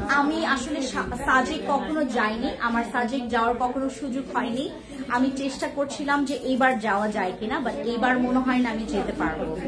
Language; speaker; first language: Bangla; non-native, local second language; Khasi